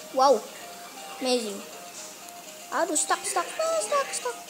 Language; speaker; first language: English; non-native, learner; Indonesian